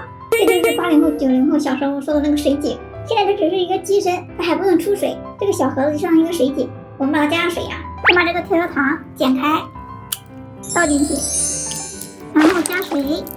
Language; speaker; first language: Chinese; native; Chinese